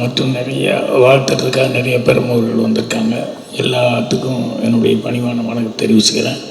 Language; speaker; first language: Tamil; native; Tamil